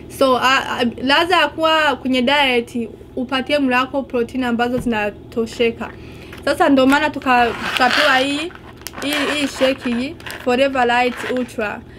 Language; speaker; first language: Swahili; non-native, local second language; Rundi